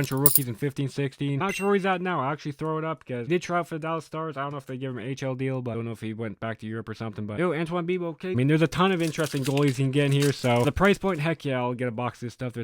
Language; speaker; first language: English; native; English